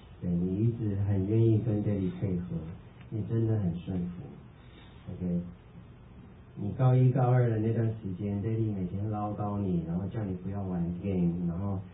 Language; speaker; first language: Chinese; early bilingual, heritage; Chinese